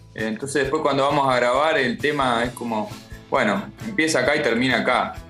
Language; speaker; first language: Spanish; native; Spanish